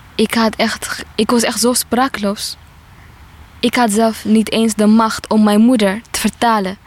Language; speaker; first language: Dutch; non-native, fluent; Tigrinya